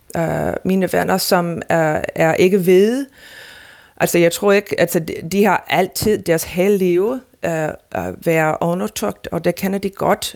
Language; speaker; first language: Danish; non-native, fluent; English